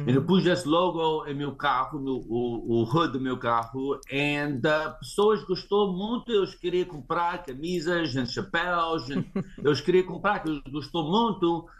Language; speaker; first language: Portuguese; early bilingual, heritage; English